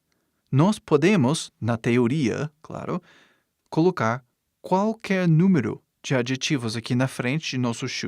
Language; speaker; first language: Portuguese; non-native, fluent; English